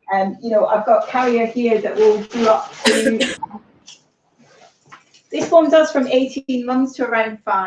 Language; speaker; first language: English; native; English